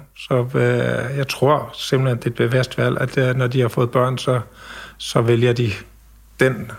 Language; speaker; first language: Danish; native; Danish